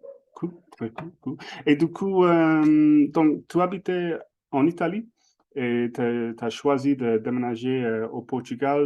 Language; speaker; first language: French; non-native, fluent; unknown